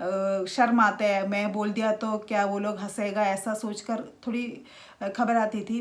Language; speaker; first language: Hindi; non-native, local second language; Malayalam